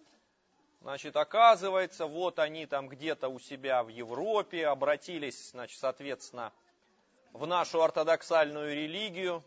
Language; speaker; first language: Russian; native; Russian